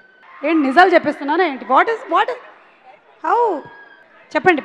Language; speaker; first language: Telugu; native; Telugu